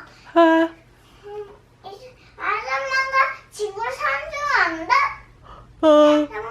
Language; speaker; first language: Korean; early bilingual, heritage; Korean